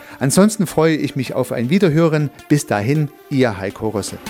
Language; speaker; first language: German; native; German